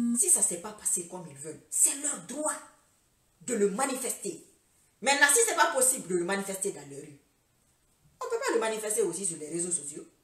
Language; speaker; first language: French; non-native, local second language; Fula